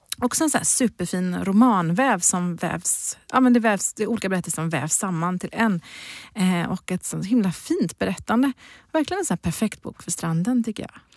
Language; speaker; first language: Swedish; native; Swedish